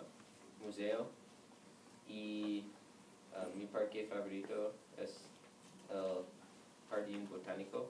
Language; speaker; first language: Spanish; non-native, learner; English